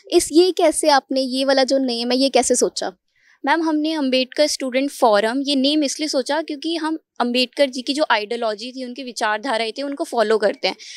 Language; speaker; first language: Hindi; native; Hindi